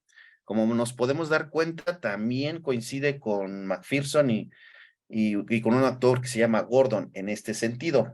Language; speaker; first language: Spanish; native; Spanish